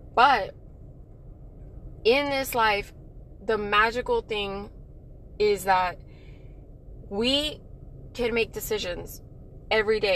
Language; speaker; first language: English; native; English